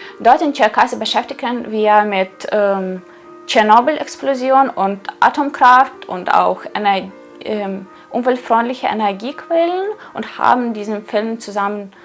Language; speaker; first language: German; non-native, fluent; Ukrainian